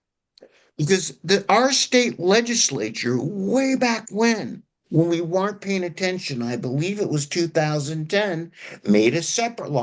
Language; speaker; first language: English; native; English